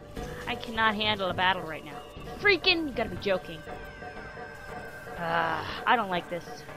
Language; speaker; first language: English; native; English